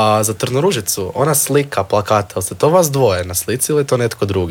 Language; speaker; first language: Serbian; native; Serbian